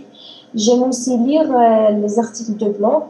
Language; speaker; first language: French; non-native, learner; Arabic